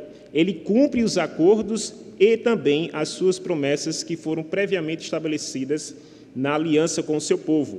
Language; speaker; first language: Portuguese; native; Portuguese